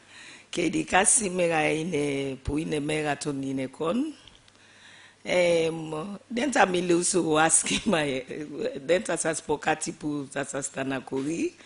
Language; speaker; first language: Greek; non-native, fluent; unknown